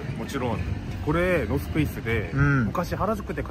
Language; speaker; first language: Japanese; non-native, fluent; Korean